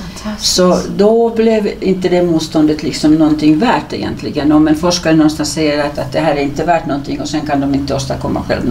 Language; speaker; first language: Swedish; native; Swedish